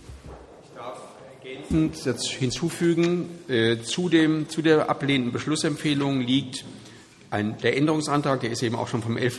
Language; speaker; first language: German; native; German